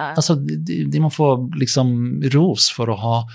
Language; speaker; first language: Norwegian; non-native, fluent; English